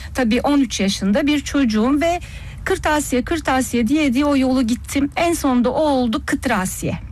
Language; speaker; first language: Turkish; early bilingual, heritage; Turkish